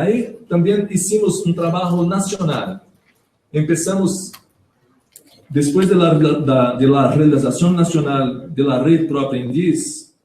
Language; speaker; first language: Spanish; non-native, learner; Portuguese